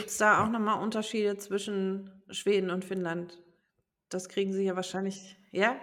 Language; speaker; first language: German; native; German